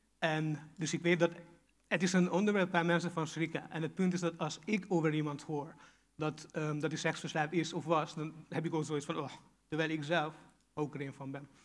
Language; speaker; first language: Dutch; non-native, fluent; Hungarian